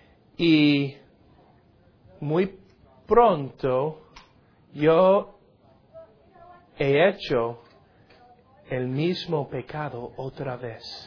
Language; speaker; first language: Spanish; non-native, learner; English